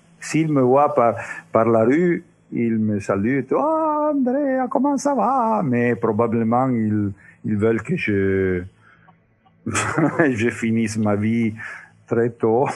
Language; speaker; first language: French; non-native, learner; Italian